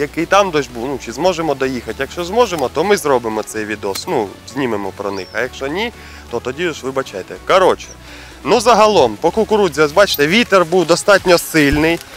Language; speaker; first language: Ukrainian; non-native, local second language; Russian